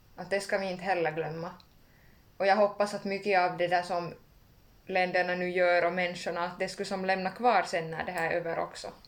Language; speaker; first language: Swedish; native; Swedish